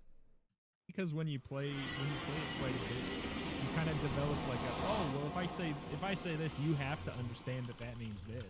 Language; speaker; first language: English; native; English